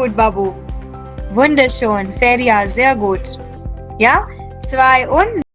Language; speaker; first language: German; non-native, fluent; Hindi